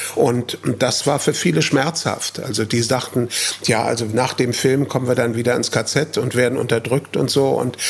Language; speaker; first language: German; native; German